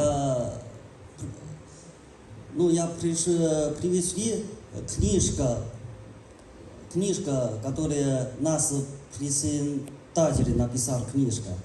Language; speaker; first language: Russian; non-native, learner; Chinese